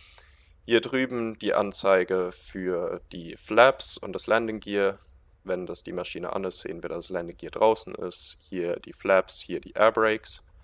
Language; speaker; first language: German; native; German